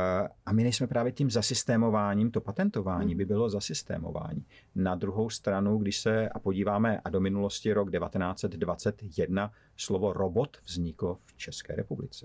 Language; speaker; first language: Czech; native; Czech